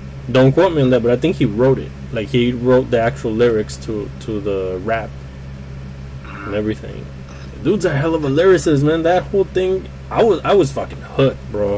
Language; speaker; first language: English; early bilingual, other home language; Spanish